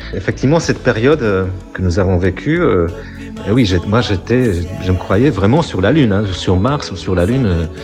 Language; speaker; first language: French; non-native, fluent; Polish